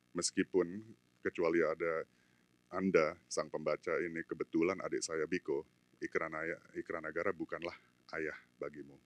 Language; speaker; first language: Indonesian; native; Indonesian